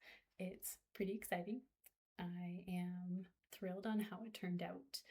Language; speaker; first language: English; native; English